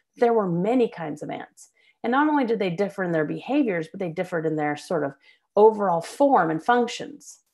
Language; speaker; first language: English; native; English